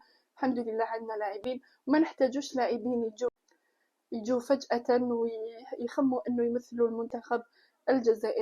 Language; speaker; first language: Arabic; native; Arabic